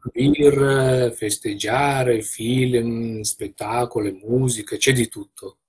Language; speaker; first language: Italian; non-native, fluent; Uzbek